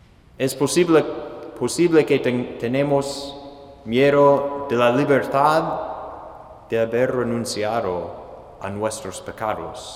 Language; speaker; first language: Spanish; non-native, fluent; English